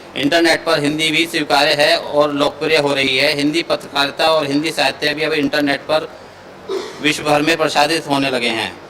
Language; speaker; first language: Hindi; native; Hindi